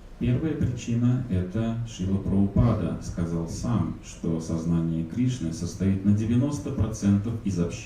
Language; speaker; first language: Russian; native; Russian